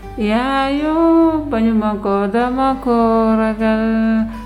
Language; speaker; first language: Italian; non-native, learner; Wolof